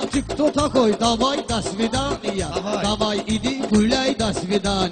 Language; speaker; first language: Russian; non-native, learner; Talysh